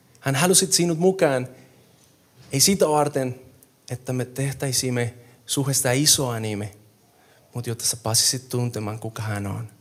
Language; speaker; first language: Finnish; non-native, fluent; Spanish